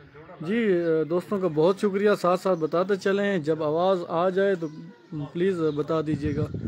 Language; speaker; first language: Hindi; non-native, local second language; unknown